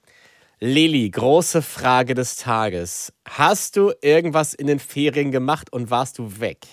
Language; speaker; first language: German; native; German